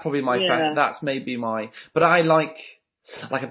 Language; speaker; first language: English; native; English